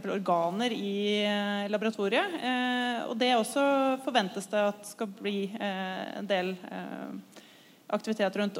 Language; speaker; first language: Norwegian; native; Norwegian